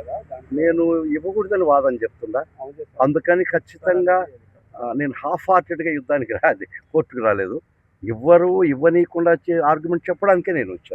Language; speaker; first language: Telugu; native; Telugu